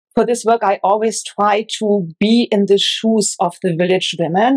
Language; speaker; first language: English; non-native, fluent; German